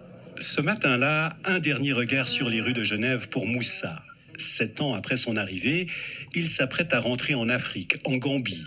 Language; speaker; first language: French; native; French